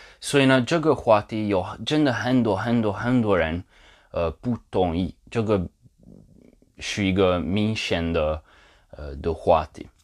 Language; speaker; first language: Chinese; non-native, learner; Polish